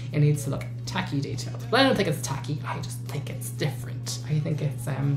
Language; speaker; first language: English; native; English